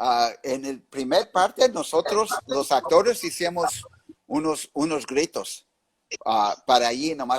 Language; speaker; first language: Spanish; early bilingual, heritage; English